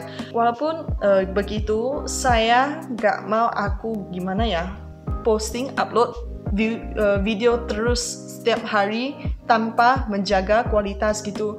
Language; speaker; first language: Indonesian; non-native, fluent; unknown